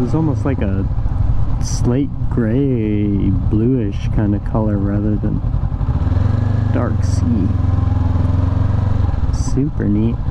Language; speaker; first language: English; native; English